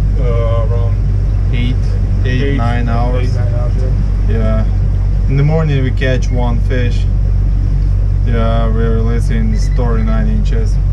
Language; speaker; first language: English; non-native, learner; Ukrainian